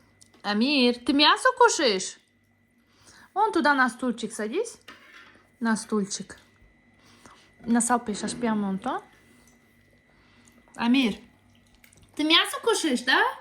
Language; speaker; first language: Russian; non-native, local second language; Tajik